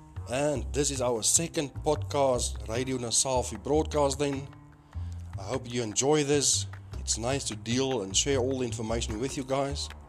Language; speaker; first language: English; non-native, local second language; Afrikaans